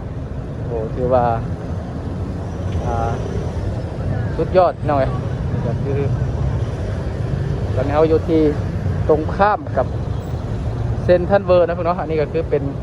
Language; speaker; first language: Thai; non-native, local second language; Lao